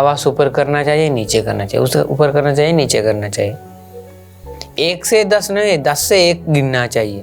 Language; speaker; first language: Hindi; non-native, local second language; Sinhala